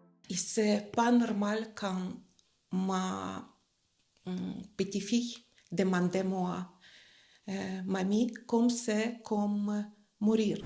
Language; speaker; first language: French; non-native, learner; Ukrainian